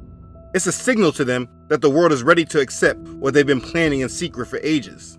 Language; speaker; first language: English; native; English